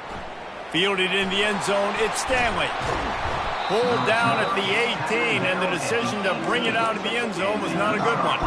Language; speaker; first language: English; native; English